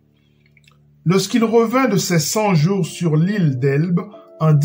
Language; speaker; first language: French; non-native, local second language; Haitian Creole